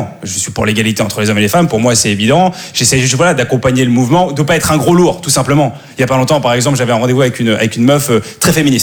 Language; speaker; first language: French; native; French